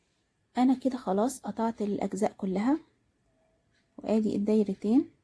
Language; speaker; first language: Arabic; native; Arabic